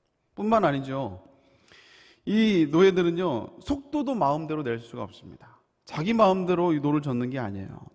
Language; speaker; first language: Korean; native; Korean